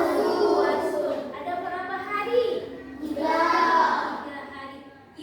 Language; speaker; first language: Indonesian; native; Indonesian